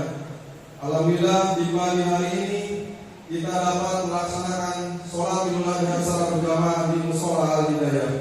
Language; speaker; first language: Indonesian; native; Indonesian